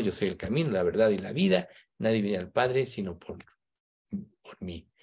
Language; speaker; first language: Spanish; native; Spanish